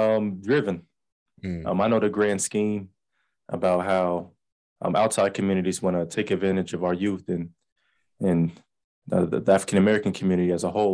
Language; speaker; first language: English; native; English